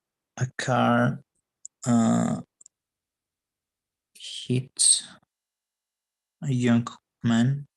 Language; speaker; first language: English; non-native, learner; Spanish